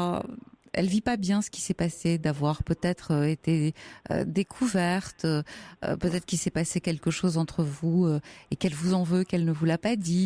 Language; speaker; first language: French; native; French